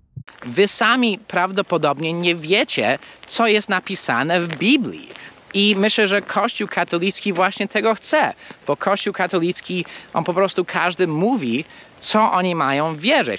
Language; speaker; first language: Polish; non-native, fluent; English